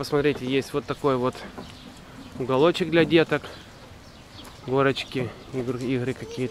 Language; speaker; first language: Russian; native; Russian